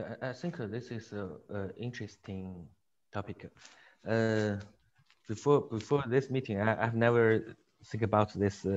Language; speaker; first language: English; non-native, learner; Chinese